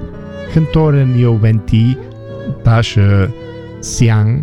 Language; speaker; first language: Chinese; non-native, learner; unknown